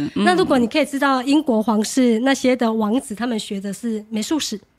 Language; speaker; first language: Chinese; native; Chinese